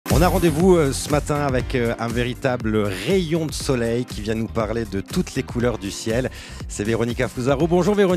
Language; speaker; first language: French; native; French